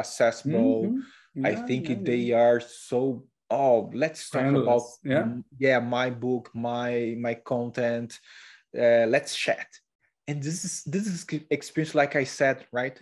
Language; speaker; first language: English; non-native, learner; Portuguese